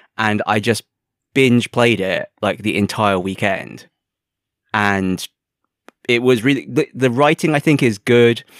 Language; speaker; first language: English; native; English